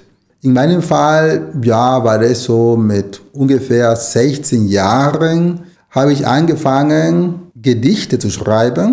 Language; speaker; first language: German; non-native, fluent; Spanish